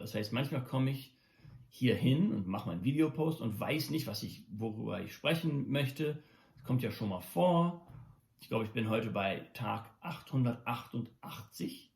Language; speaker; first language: German; non-native, local second language; English